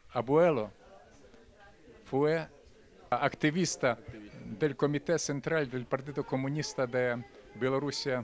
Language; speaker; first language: Spanish; non-native, fluent; Russian